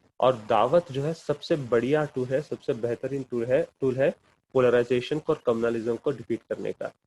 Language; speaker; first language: Urdu; non-native, local second language; Kannada